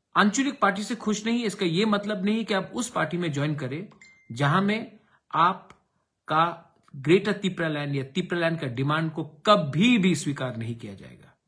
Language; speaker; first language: Hindi; non-native, local second language; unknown